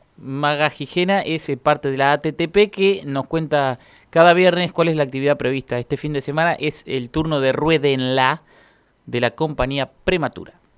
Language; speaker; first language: Spanish; native; Spanish